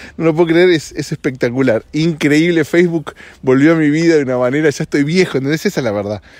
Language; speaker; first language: Spanish; native; Spanish